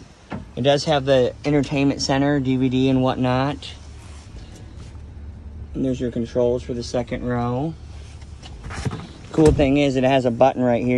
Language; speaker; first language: English; native; English